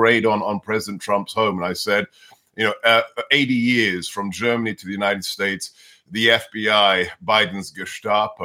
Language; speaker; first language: English; non-native, local second language; Hungarian